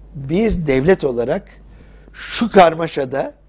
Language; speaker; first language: Turkish; early bilingual, other home language; English